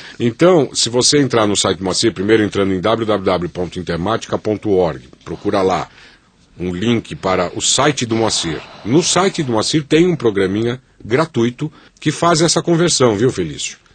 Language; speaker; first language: Portuguese; native; Portuguese